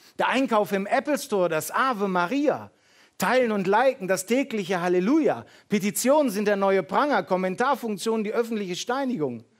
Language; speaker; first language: German; early bilingual, heritage; Dutch